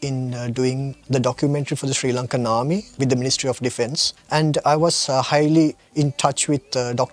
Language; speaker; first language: English; non-native, local second language; Sinhala